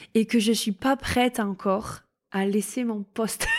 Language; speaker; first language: French; native; French